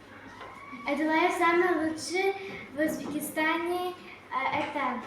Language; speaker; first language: Russian; non-native, learner; Uzbek